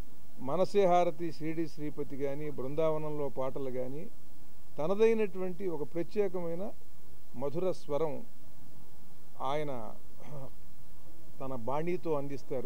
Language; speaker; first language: Telugu; native; Telugu